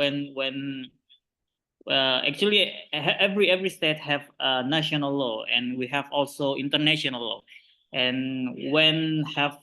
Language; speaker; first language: English; non-native, learner; Indonesian